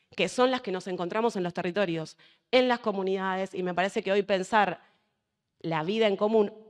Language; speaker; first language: Spanish; native; Spanish